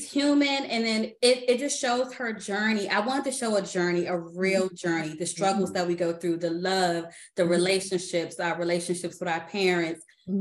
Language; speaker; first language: English; native; English